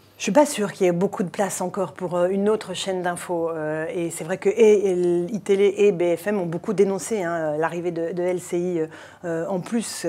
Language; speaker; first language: French; native; French